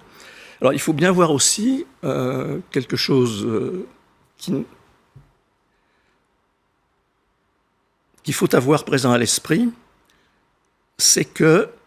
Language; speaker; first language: French; native; French